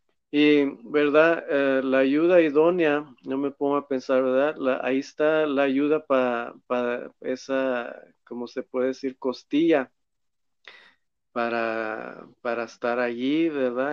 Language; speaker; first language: Spanish; native; Spanish